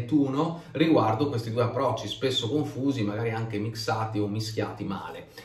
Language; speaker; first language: Italian; native; Italian